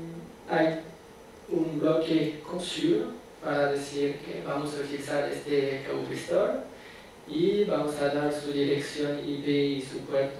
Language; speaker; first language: Spanish; non-native, fluent; French